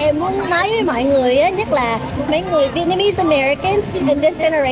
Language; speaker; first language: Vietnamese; early bilingual, other home language; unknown